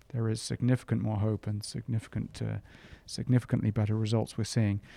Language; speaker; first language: English; native; English